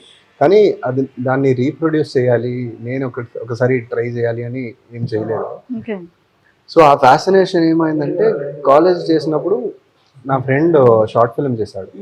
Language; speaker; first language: Telugu; non-native, fluent; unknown